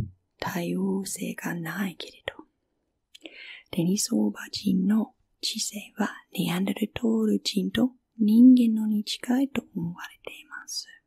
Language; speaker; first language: Japanese; non-native, fluent; English